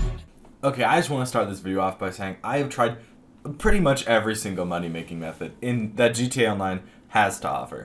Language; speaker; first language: English; native; English